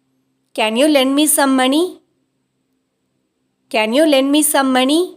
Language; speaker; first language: English; non-native, local second language; Tamil